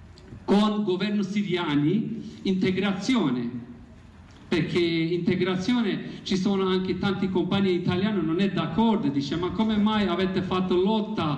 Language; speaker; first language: Italian; non-native, learner; Kurdish